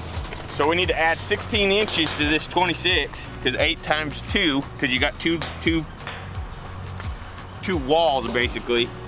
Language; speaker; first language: English; native; English